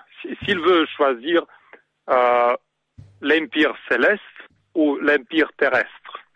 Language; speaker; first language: French; non-native, learner; Serbian